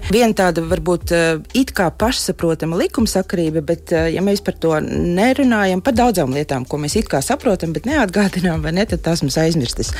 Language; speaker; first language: Latvian; native; Latvian